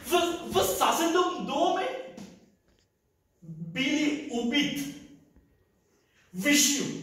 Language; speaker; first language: Russian; non-native, learner; Sinhala